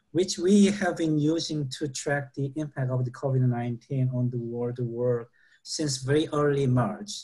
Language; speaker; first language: English; non-native, fluent; Korean